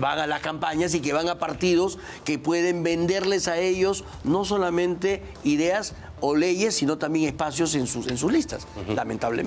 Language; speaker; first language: Spanish; native; Spanish